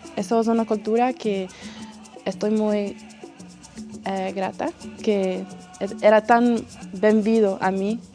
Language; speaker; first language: Spanish; non-native, fluent; English